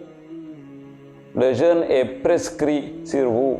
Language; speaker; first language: French; non-native, local second language; Wolof